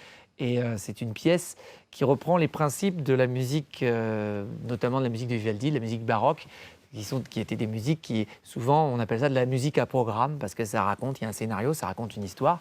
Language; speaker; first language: French; native; French